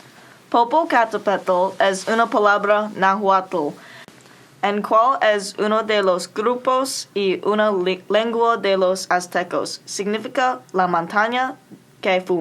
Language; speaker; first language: Spanish; non-native, learner; English